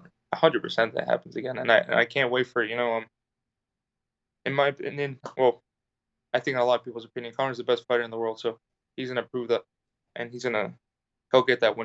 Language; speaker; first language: English; native; English